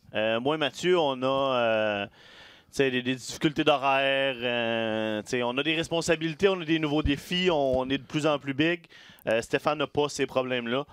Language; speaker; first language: French; native; French